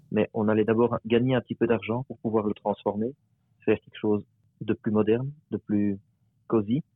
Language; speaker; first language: French; native; French